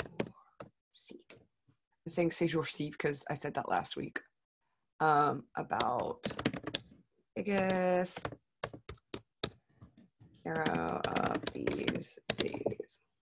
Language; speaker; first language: English; native; English